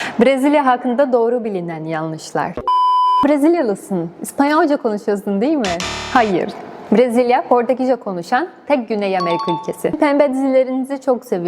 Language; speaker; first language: Turkish; non-native, fluent; Portuguese